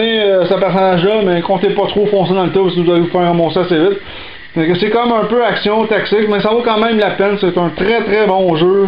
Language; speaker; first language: French; native; French